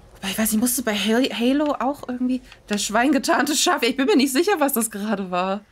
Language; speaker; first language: German; native; German